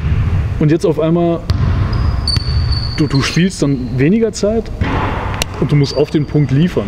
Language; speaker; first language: German; native; German